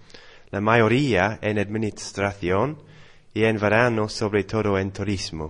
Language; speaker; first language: Spanish; non-native, learner; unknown